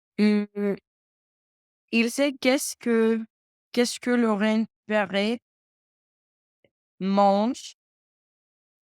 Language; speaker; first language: French; non-native, learner; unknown